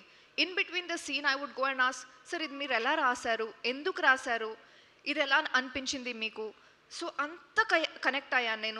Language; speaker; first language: Telugu; non-native, fluent; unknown